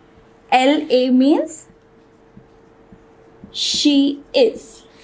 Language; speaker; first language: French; non-native, fluent; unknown